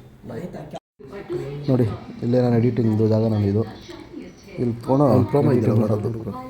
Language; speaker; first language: Kannada; native; Kannada